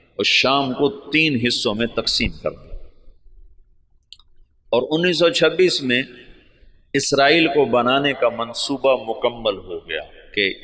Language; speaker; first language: Urdu; non-native, local second language; Punjabi